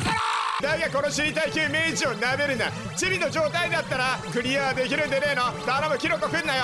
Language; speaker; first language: Japanese; native; Japanese